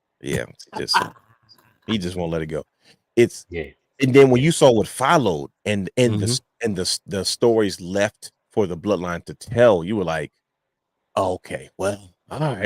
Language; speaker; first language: English; native; English